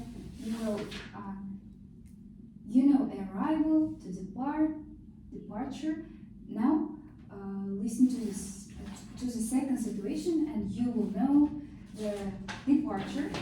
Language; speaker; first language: English; non-native, fluent; Kazakh